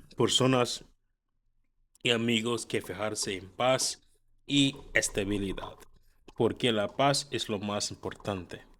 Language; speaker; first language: Spanish; non-native, learner; English